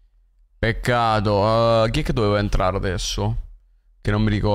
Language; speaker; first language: Italian; native; Italian